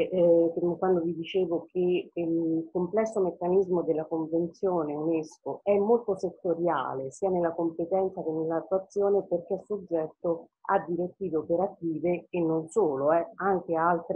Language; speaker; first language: Italian; native; Italian